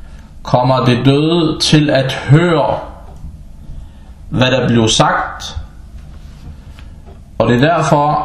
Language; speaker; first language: Danish; early bilingual, other home language; Arabic